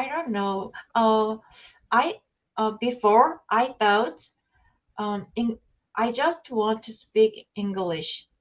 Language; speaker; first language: English; non-native, learner; Korean